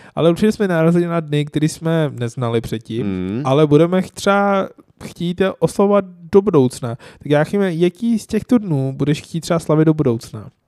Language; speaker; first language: Czech; non-native, fluent; Urdu